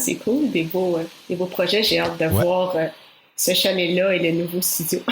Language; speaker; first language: French; native; French